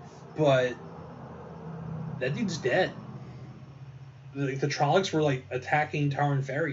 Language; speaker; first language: English; native; English